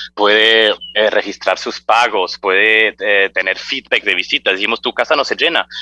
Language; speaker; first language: Spanish; early bilingual, heritage; Spanish